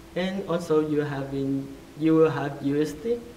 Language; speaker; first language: English; non-native, fluent; Vietnamese